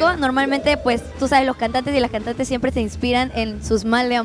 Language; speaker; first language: Spanish; native; Spanish